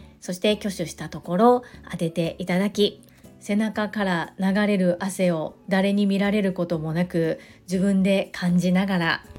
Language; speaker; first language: Japanese; native; Japanese